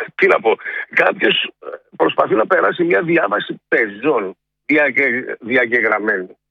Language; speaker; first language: Greek; native; Greek